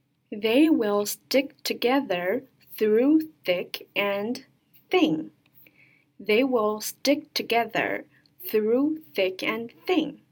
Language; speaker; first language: English; non-native, fluent; Chinese